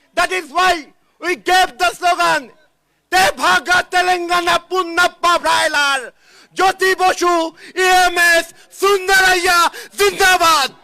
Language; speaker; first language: English; non-native, local second language; Bangla